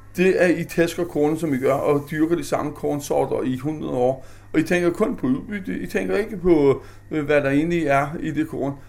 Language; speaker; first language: Danish; native; Danish